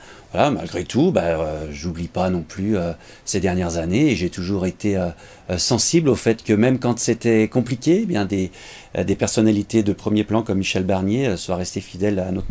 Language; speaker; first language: French; native; French